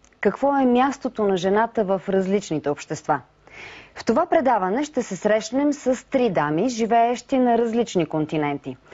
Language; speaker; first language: Bulgarian; native; Bulgarian